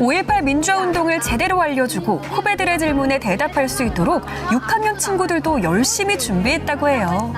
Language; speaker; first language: Korean; native; Korean